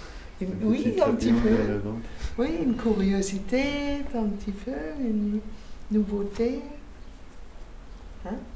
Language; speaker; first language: French; non-native, fluent; German